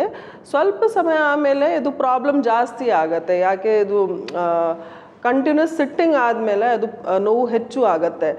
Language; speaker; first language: Kannada; non-native, learner; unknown